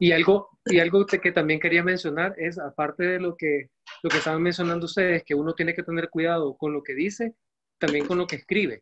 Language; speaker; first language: Spanish; native; Spanish